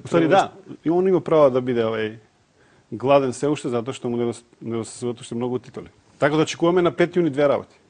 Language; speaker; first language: Macedonian; non-native, local second language; Serbian